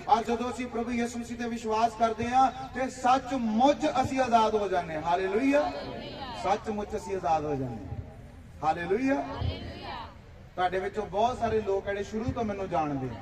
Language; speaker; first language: Hindi; non-native, local second language; Punjabi